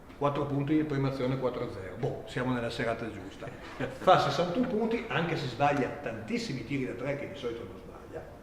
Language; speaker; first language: Italian; native; Italian